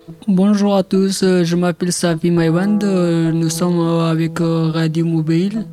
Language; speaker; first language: French; non-native, learner; Pashto